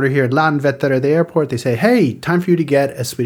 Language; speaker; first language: English; native; English